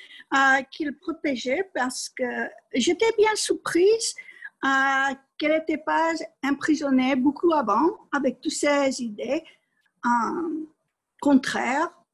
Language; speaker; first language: French; non-native, learner; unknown